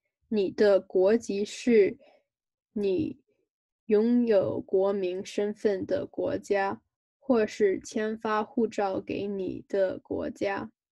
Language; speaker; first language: Chinese; native; Chinese